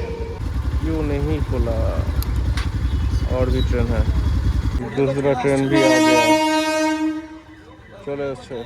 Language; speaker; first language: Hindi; non-native, local second language; Bangla